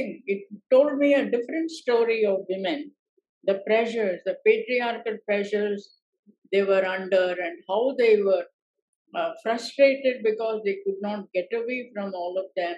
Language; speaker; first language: English; non-native, local second language; Tamil